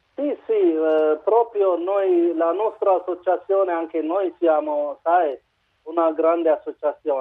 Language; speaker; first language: Italian; non-native, learner; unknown